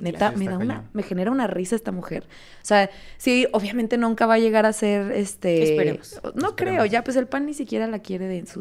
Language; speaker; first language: Spanish; native; Spanish